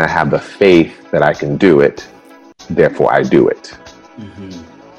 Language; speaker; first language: English; early bilingual, other home language; Spanish